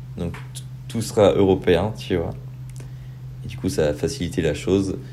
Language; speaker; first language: French; native; French